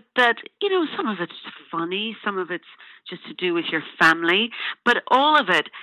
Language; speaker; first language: English; native; English